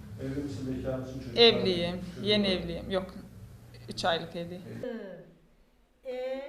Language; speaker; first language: Turkish; non-native, learner; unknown